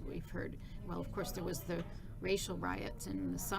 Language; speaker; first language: English; native; English